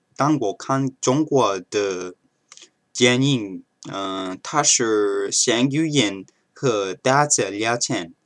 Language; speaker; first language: Chinese; non-native, learner; English